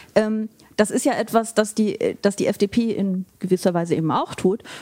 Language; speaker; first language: German; native; German